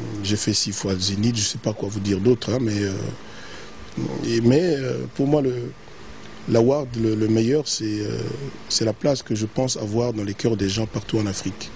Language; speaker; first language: French; non-native, local second language; Lingala